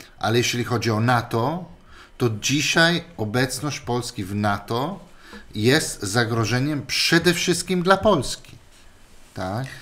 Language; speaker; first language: Polish; non-native, fluent; Italian